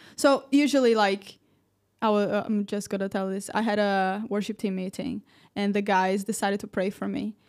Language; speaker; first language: English; non-native, fluent; Portuguese